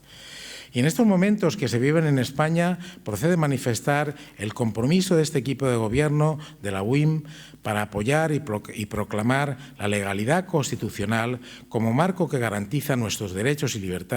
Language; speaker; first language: Spanish; native; Spanish